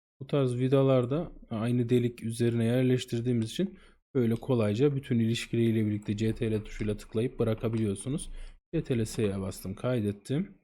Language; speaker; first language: Turkish; native; Turkish